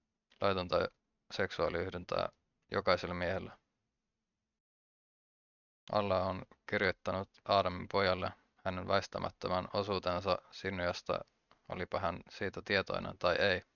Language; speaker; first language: Finnish; native; Finnish